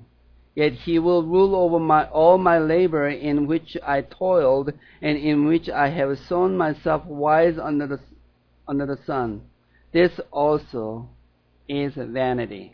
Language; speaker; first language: English; non-native, fluent; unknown